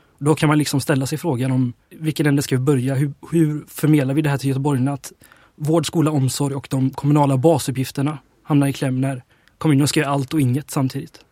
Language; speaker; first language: Swedish; early bilingual, other home language; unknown